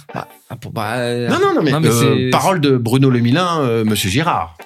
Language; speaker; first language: French; native; French